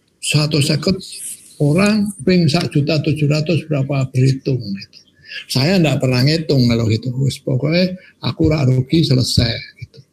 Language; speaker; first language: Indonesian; non-native, local second language; Javanese